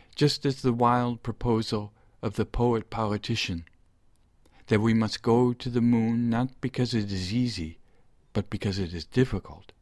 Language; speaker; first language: English; native; English